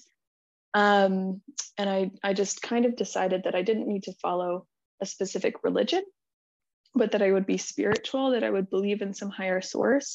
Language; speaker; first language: English; native; English